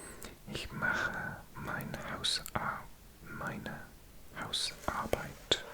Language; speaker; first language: German; non-native, learner; English